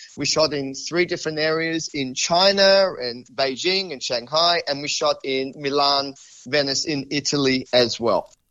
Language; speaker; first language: English; native; English